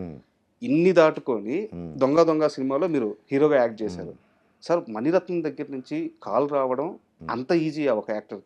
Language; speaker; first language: Telugu; native; Telugu